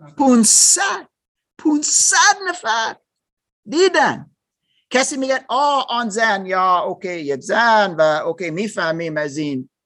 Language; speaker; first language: Persian; non-native, learner; German